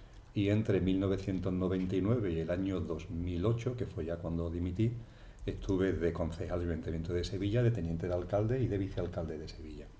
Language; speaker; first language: Spanish; native; Spanish